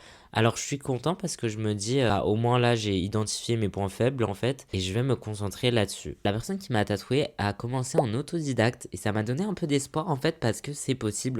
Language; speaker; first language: French; native; French